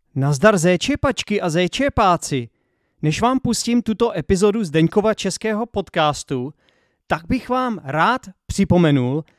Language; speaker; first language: Czech; native; Czech